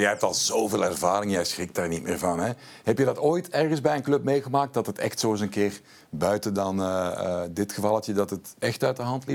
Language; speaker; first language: Dutch; native; Dutch